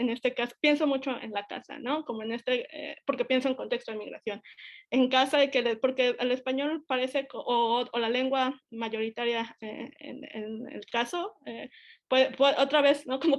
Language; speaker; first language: Spanish; native; Spanish